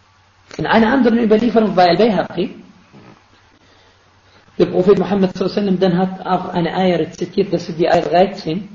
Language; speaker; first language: German; non-native, fluent; Arabic